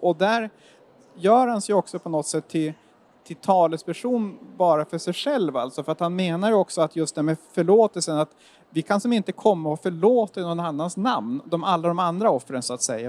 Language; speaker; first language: Swedish; native; Swedish